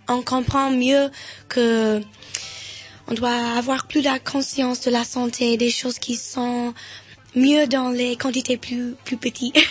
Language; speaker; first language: French; non-native, fluent; English